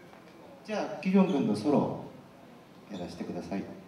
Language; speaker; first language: Japanese; non-native, learner; Korean